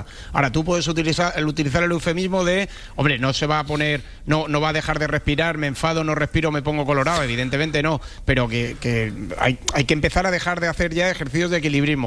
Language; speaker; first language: Spanish; native; Spanish